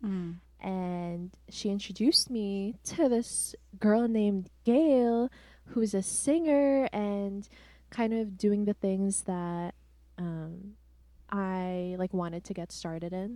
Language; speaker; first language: English; non-native, local second language; Cebuano